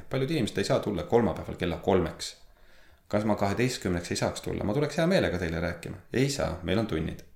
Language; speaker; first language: Estonian; native; Estonian